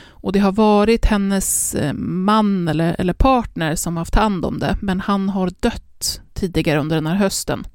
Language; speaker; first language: Swedish; native; Swedish